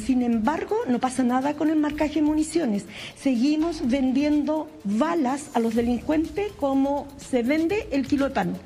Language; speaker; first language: Spanish; native; Spanish